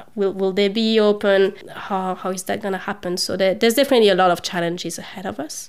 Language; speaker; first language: English; non-native, fluent; French